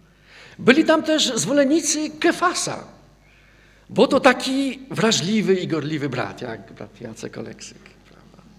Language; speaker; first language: Polish; native; Polish